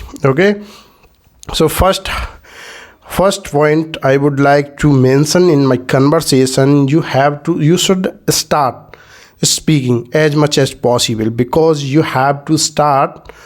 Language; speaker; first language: English; non-native, learner; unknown